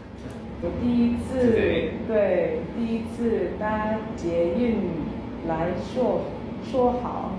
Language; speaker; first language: Chinese; non-native, learner; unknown